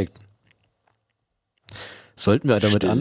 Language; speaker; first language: German; native; German